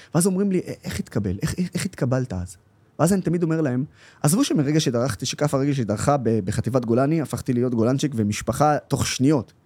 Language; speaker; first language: Hebrew; non-native, local second language; Arabic